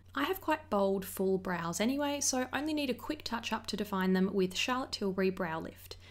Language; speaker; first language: English; native; English